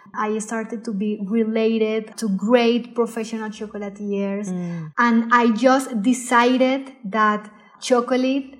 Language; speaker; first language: English; non-native, fluent; Spanish